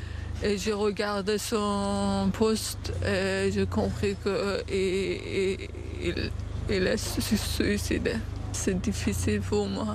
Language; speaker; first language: French; non-native, fluent; Persian